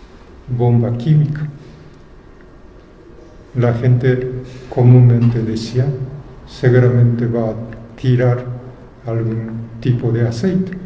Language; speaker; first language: Spanish; non-native, fluent; Japanese